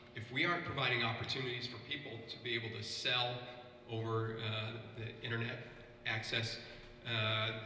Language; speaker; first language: English; native; English